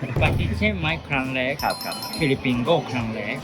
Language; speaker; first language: Thai; non-native, learner; Japanese